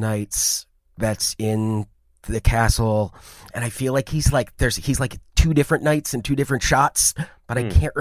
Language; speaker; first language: English; native; English